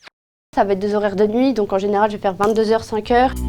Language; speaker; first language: French; native; French